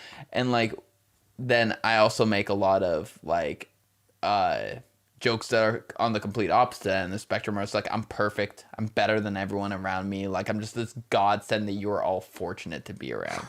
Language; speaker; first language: English; native; English